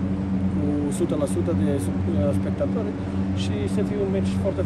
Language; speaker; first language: Romanian; non-native, learner; Macedonian